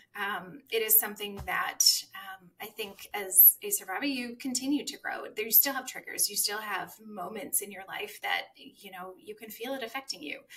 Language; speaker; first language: English; native; English